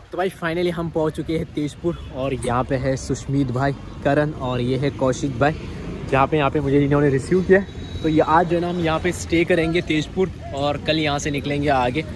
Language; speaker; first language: Hindi; native; Hindi